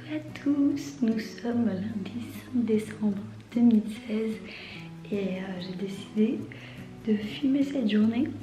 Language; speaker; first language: French; native; French